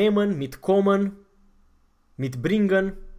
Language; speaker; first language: German; non-native, fluent; Romanian